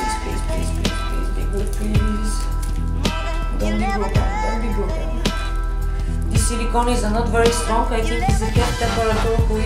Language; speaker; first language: English; non-native, learner; Bulgarian